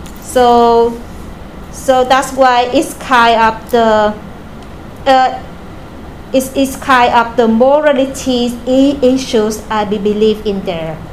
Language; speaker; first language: English; non-native, learner; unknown